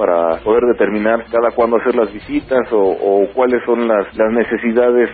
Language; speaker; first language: Spanish; native; Spanish